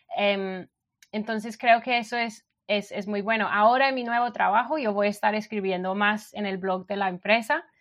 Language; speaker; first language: Spanish; non-native, fluent; English